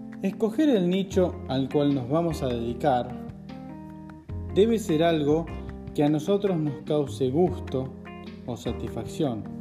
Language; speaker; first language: Spanish; native; Spanish